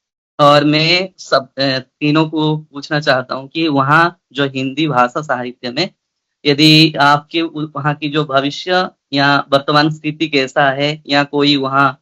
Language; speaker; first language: Hindi; non-native, local second language; Odia